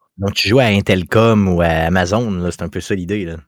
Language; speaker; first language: French; native; French